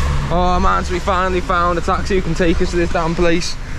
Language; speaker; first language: English; native; English